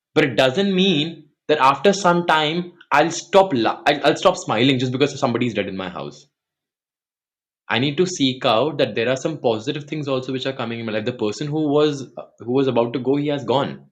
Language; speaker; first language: English; non-native, local second language; Hindi